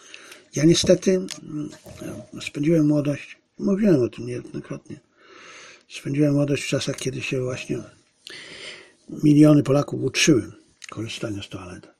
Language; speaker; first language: Polish; native; Polish